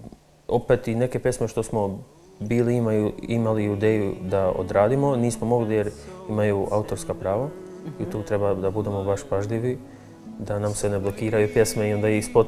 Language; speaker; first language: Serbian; non-native, local second language; Albanian